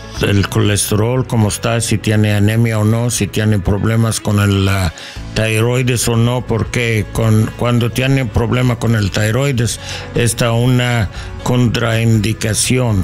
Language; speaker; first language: Spanish; non-native, learner; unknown